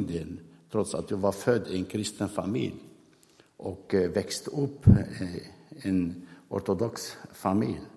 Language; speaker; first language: Swedish; non-native, fluent; Arabic